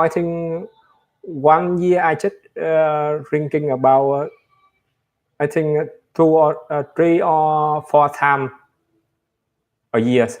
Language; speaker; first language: English; non-native, learner; Vietnamese